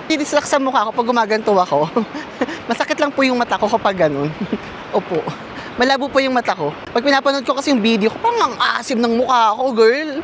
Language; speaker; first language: Filipino; native; Filipino